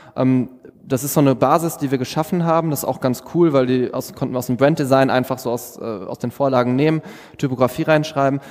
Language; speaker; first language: German; native; German